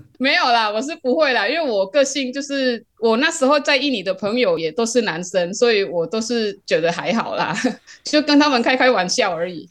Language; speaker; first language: Chinese; non-native, fluent; Hakka Chinese